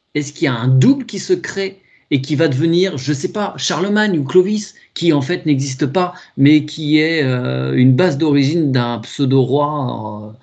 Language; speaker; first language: French; native; French